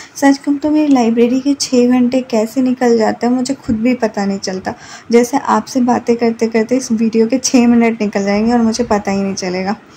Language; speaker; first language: Hindi; native; Hindi